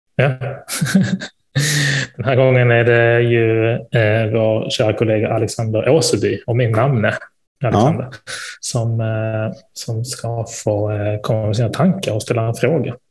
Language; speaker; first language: Swedish; native; Swedish